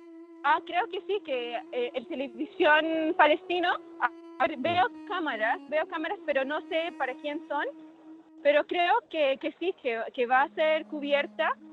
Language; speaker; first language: Spanish; non-native, fluent; Arabic